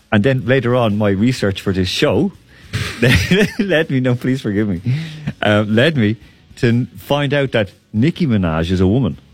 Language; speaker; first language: English; native; English